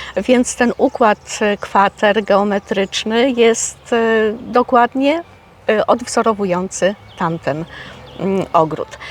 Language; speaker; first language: Polish; native; Polish